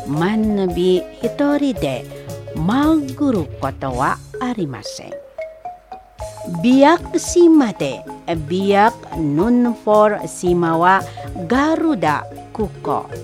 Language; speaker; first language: Japanese; non-native, fluent; Indonesian